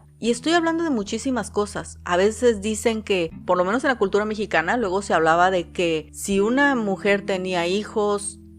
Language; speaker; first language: Spanish; native; Spanish